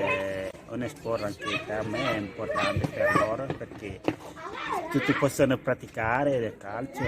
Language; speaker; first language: Italian; non-native, learner; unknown